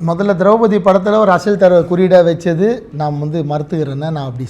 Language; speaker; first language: Tamil; native; Tamil